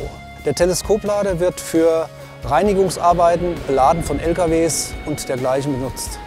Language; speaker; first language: German; native; German